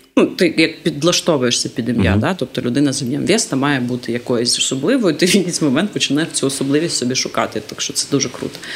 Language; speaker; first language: Ukrainian; non-native, local second language; Russian